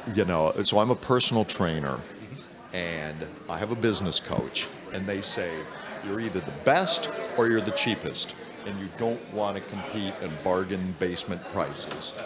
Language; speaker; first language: English; native; English